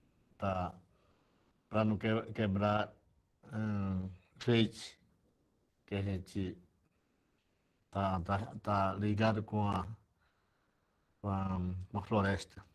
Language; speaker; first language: Portuguese; non-native, local second language; Yanomámi